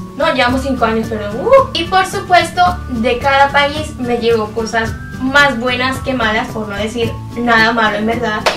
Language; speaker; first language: Spanish; native; Spanish